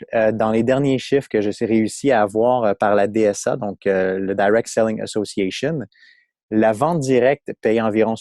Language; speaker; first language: French; native; French